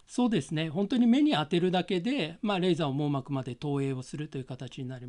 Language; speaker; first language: Japanese; native; Japanese